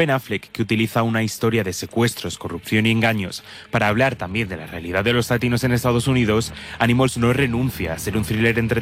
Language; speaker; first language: Spanish; native; Spanish